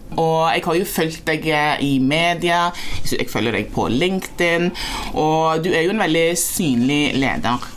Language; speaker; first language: Norwegian; native; Norwegian